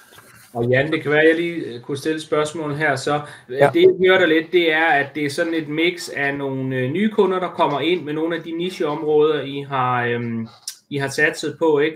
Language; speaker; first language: Danish; native; Danish